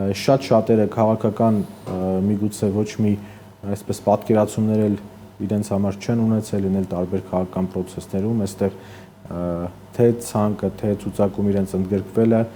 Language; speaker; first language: Armenian; native; Armenian